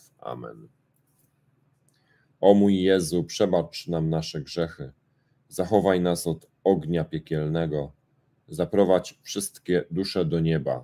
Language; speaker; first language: Polish; native; Polish